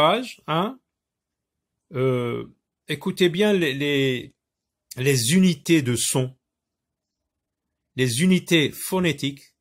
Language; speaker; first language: French; non-native, local second language; Arabic